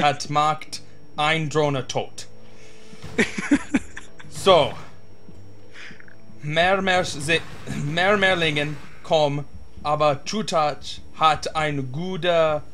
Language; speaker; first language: German; non-native, learner; English